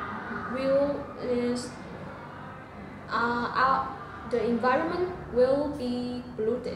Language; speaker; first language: English; non-native, learner; Vietnamese